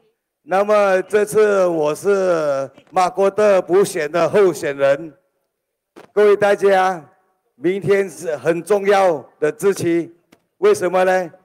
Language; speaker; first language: Chinese; non-native, local second language; Malay